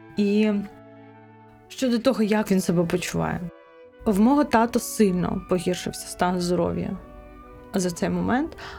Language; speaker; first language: Ukrainian; non-native, local second language; Crimean Tatar